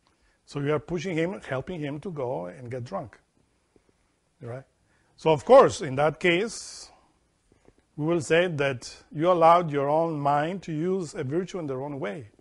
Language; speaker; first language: English; non-native, fluent; Spanish